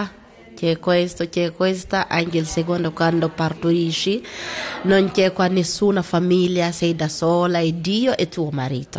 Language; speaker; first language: Italian; non-native, learner; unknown